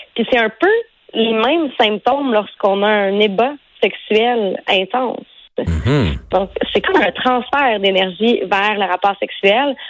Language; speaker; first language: French; native; French